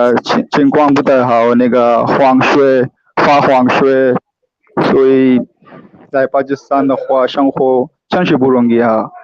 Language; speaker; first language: Chinese; non-native, learner; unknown